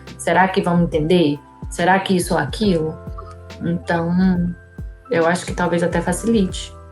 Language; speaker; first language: Portuguese; native; Portuguese